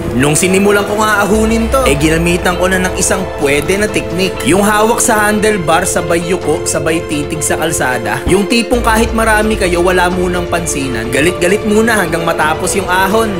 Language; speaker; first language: Filipino; non-native, local second language; Bikol